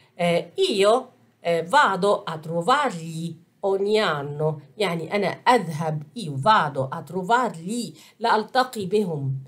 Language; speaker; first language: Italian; non-native, fluent; Arabic